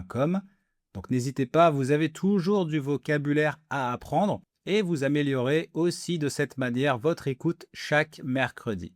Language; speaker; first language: French; native; French